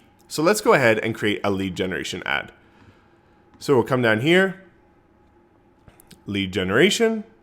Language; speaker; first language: English; native; English